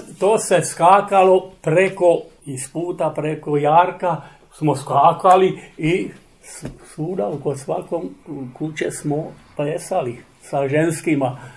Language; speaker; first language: Serbian; non-native, local second language; Czech